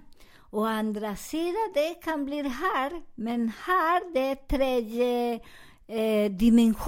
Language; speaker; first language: Swedish; non-native, learner; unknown